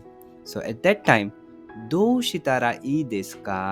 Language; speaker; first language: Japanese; non-native, fluent; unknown